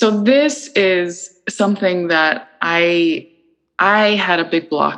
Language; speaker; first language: English; early bilingual, other home language; Icelandic